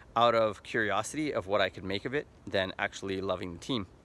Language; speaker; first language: English; native; English